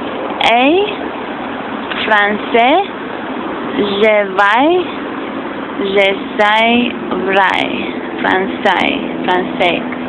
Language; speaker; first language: French; non-native, fluent; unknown